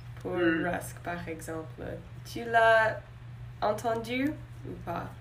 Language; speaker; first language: French; non-native, learner; English